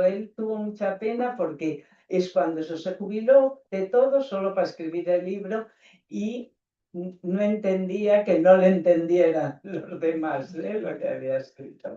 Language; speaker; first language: Spanish; native; Spanish